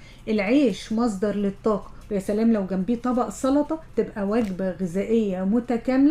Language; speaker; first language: Arabic; native; Arabic